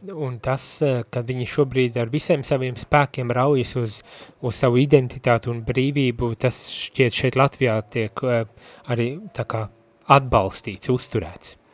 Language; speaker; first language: Latvian; native; Latvian